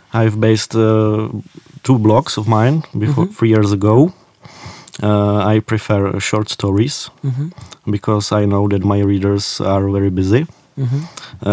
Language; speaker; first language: English; non-native, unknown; Czech